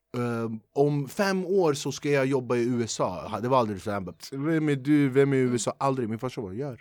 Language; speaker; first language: Swedish; early bilingual, other home language; Kurdish